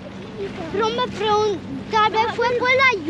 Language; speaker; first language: Spanish; early bilingual, other home language; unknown